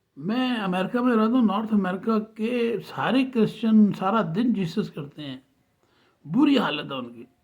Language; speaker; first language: Urdu; native; Urdu